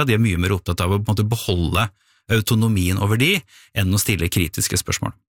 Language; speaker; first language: Norwegian; native; Norwegian